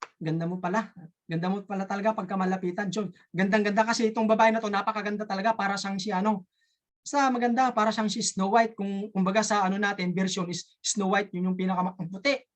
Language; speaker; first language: Filipino; native; Filipino